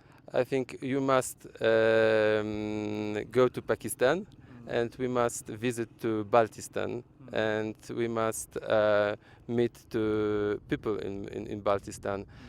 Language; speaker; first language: English; non-native, learner; Polish